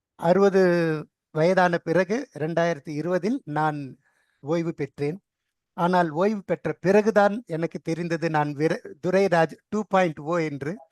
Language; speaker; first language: Tamil; non-native, local second language; Telugu